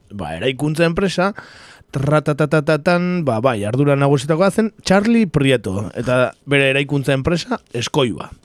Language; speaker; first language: Basque; early bilingual, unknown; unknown